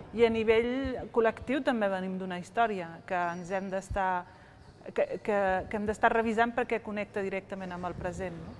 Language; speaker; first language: Catalan; early bilingual, other home language; Riffian